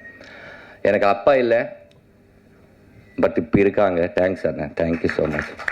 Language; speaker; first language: Tamil; non-native, learner; Telugu